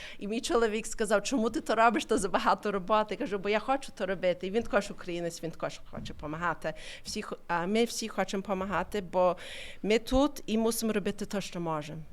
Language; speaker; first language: Ukrainian; early bilingual, heritage; Ukrainian